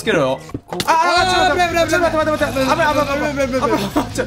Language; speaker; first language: Japanese; native; Japanese